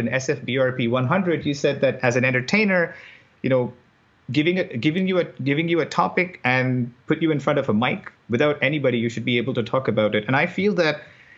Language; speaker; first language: English; non-native, local second language; Tamil